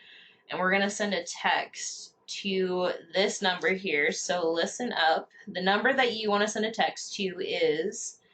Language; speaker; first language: English; native; English